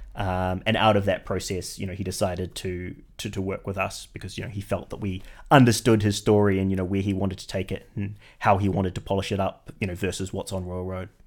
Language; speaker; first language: English; native; English